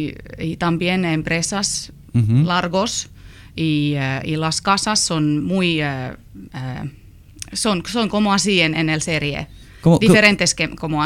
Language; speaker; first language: Spanish; non-native, learner; Finnish